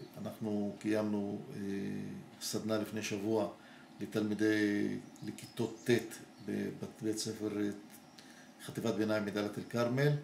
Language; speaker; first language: Hebrew; non-native, local second language; Arabic